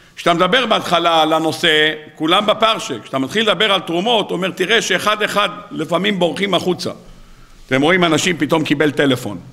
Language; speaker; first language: Hebrew; native; Hebrew